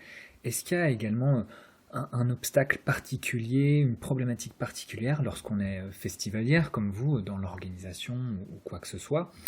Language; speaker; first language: French; native; French